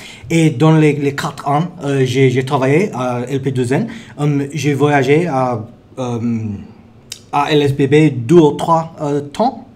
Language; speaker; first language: French; non-native, learner; English